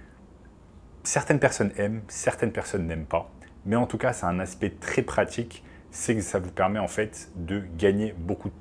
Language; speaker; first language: French; native; French